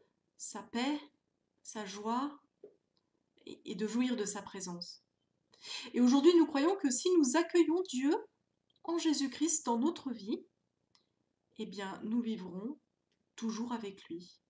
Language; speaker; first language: French; native; French